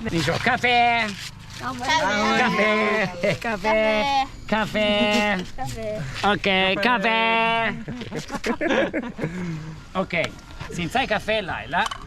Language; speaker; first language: Chinese; non-native, learner; Italian